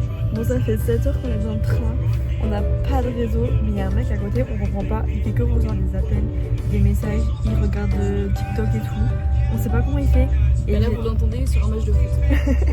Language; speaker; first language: French; native; French